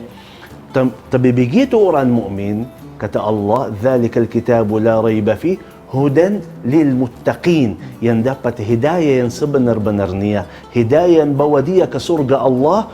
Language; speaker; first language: Indonesian; non-native, fluent; Arabic